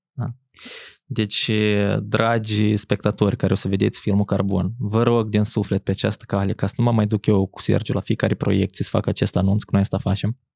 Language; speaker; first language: Romanian; native; Romanian